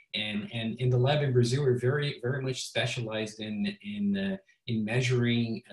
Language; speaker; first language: English; non-native, fluent; Portuguese